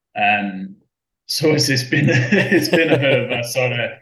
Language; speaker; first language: English; native; English